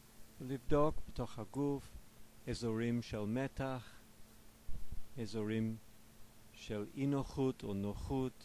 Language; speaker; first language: Hebrew; non-native, fluent; English